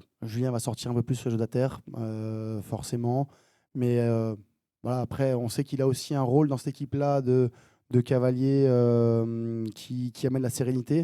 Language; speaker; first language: French; native; French